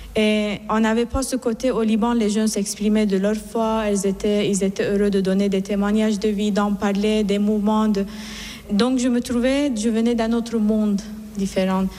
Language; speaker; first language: French; non-native, fluent; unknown